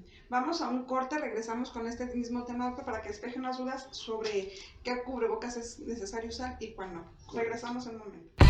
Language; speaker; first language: Spanish; native; Spanish